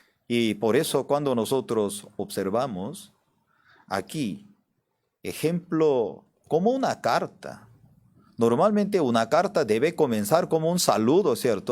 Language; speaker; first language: Spanish; non-native, fluent; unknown